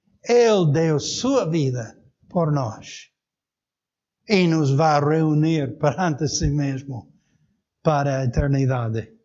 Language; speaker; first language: Portuguese; native; Portuguese